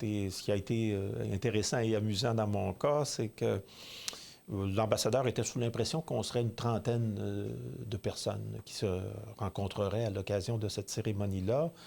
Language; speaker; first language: French; native; French